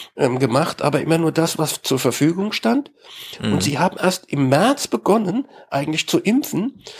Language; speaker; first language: German; native; German